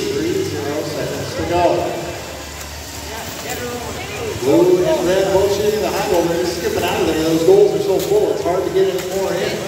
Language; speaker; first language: English; native; English